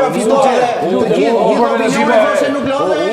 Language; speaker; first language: Albanian; native; Albanian